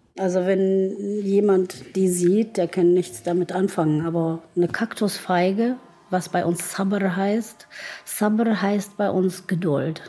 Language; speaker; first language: German; non-native, fluent; Arabic